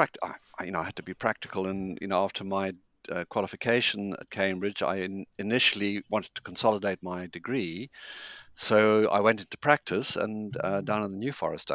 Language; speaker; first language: English; native; English